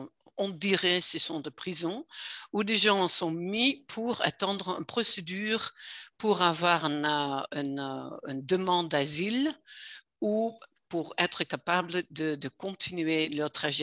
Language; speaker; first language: French; non-native, fluent; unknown